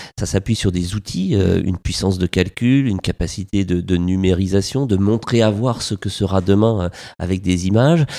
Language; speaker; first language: French; native; French